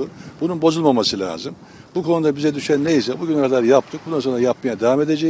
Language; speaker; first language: Turkish; native; Turkish